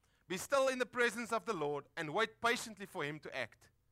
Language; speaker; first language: English; non-native, local second language; Afrikaans